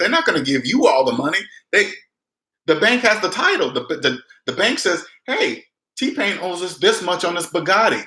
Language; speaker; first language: English; native; English